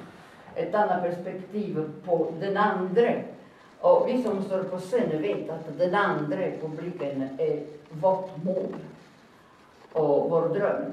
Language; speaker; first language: Swedish; non-native, fluent; Italian